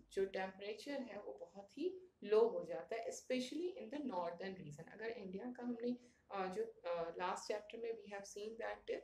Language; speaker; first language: Hindi; native; Hindi